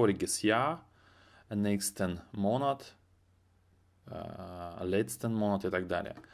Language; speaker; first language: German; non-native, fluent; Russian